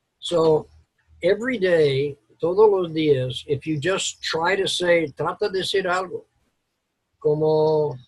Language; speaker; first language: Spanish; non-native, learner; English